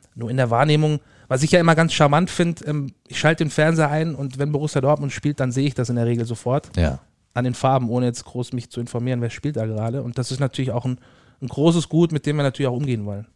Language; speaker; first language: German; native; German